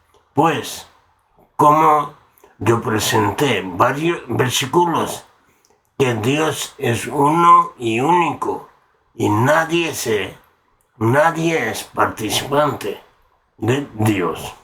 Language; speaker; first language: Spanish; non-native, learner; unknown